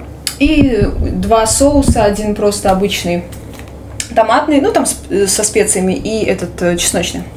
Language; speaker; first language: Russian; native; Russian